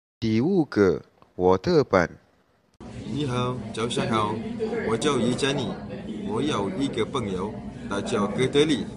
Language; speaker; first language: Chinese; non-native, learner; Malay